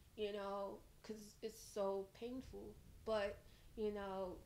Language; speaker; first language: English; native; English